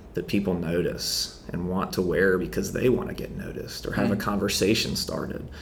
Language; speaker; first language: English; native; English